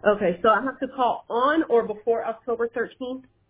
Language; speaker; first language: English; early bilingual, other home language; Spanish